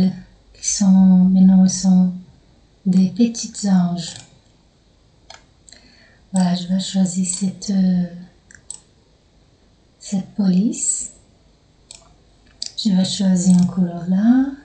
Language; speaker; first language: French; non-native, fluent; Portuguese